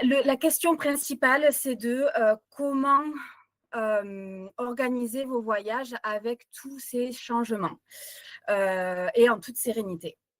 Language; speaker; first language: French; native; French